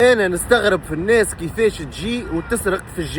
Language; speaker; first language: Arabic; native; Arabic